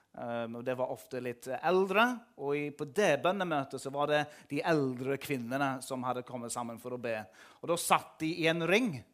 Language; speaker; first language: Norwegian; non-native, fluent; English